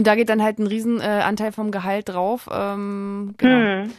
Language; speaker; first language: German; native; German